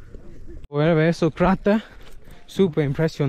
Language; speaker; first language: Spanish; non-native, learner; English